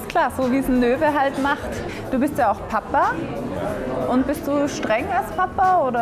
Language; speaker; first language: German; native; German